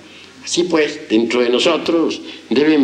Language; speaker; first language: Spanish; native; Spanish